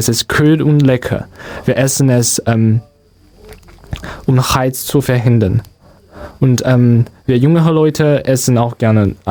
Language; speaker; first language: German; non-native, learner; Chinese